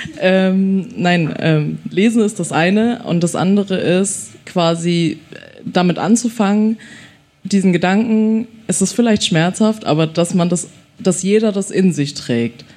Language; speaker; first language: German; early bilingual, other home language; Chinese